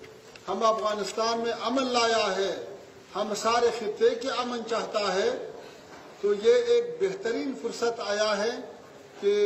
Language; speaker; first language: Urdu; non-native, fluent; Pashto